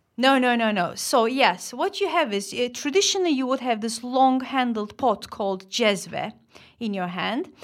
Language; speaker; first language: English; non-native, fluent; Turkish